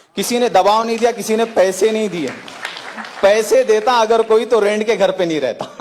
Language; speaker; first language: Hindi; native; Hindi